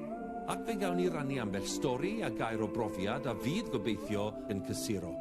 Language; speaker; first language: Welsh; native; Welsh